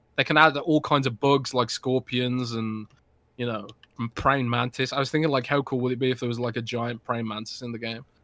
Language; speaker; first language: English; native; English